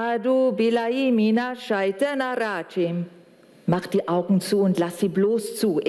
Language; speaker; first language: German; native; German